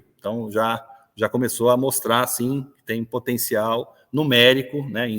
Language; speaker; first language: Portuguese; native; Portuguese